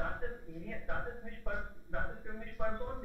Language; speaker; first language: German; non-native, learner; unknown